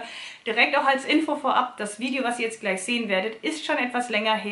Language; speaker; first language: German; native; German